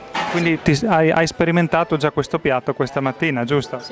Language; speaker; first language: Italian; native; Italian